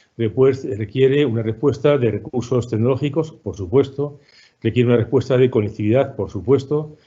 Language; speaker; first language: Spanish; native; Spanish